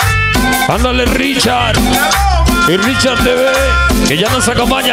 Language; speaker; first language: Spanish; native; Spanish